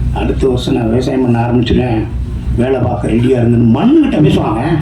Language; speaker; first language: Tamil; native; Tamil